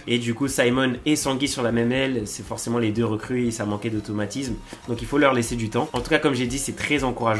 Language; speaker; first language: French; native; French